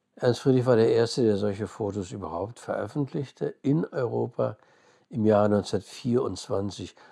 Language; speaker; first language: German; early bilingual, other home language; English